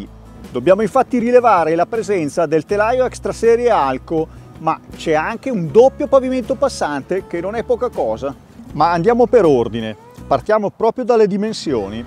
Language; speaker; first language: Italian; native; Italian